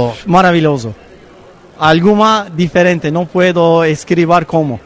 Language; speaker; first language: Spanish; non-native, learner; Turkish